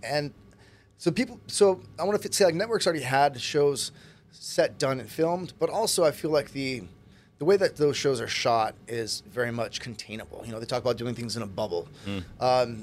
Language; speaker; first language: English; native; English